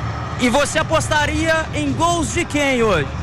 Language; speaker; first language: Portuguese; native; Portuguese